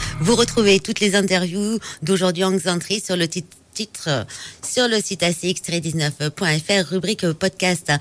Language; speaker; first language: French; native; French